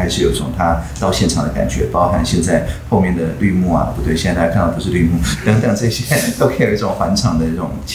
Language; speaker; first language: Chinese; native; Chinese